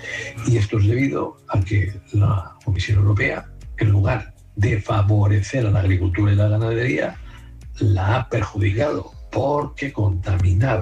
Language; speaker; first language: Spanish; native; Spanish